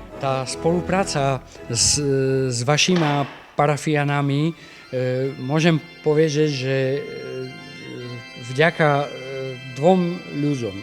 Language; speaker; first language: Polish; non-native, learner; Slovak